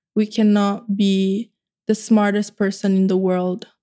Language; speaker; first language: English; early bilingual, other home language; Indonesian